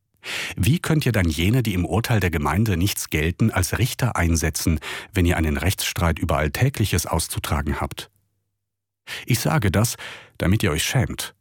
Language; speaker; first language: German; native; German